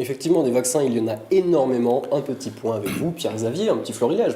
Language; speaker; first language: French; native; French